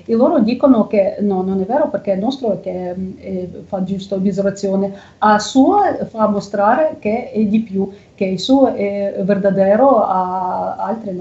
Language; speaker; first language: Italian; non-native, learner; Russian